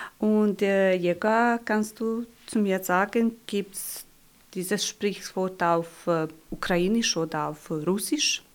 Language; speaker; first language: German; non-native, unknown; Croatian